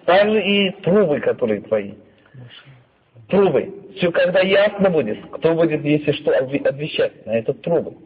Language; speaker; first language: Russian; non-native, fluent; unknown